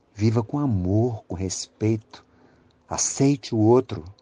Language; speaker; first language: Portuguese; native; Portuguese